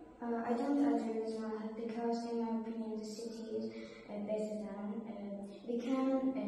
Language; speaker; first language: English; non-native, learner; Azerbaijani